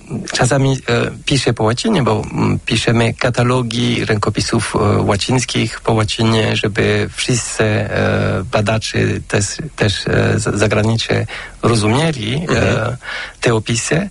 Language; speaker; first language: Polish; non-native, fluent; French